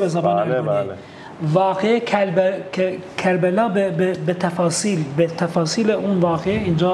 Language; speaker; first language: Persian; non-native, fluent; Albanian